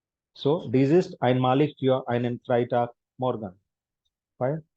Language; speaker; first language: German; non-native, fluent; Hindi